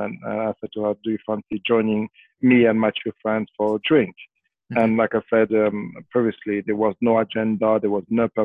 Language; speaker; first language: English; non-native, fluent; French